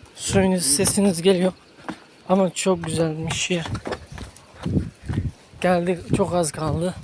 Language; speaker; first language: Turkish; non-native, learner; Hindi